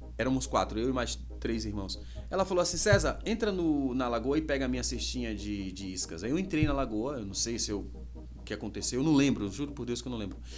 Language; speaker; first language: Portuguese; native; Portuguese